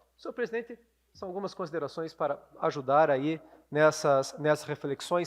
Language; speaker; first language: Portuguese; native; Portuguese